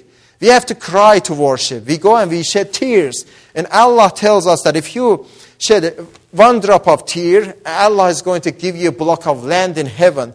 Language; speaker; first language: English; non-native, fluent; Persian